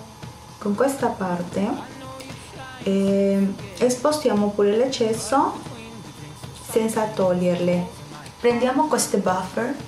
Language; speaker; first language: Italian; non-native, fluent; Spanish